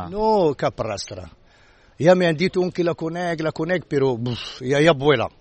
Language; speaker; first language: Catalan; non-native, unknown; Arabic